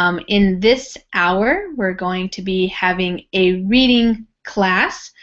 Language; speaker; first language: English; native; English